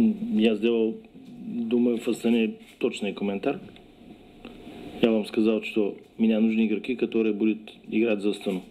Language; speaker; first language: Russian; non-native, learner; Bulgarian